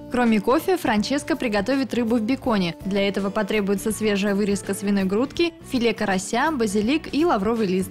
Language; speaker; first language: Russian; native; Russian